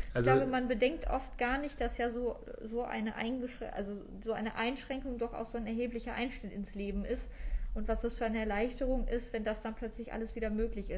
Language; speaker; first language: German; native; German